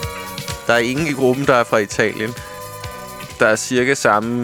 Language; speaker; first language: Danish; native; Danish